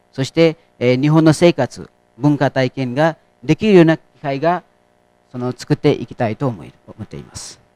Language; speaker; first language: Japanese; non-native, fluent; Nepali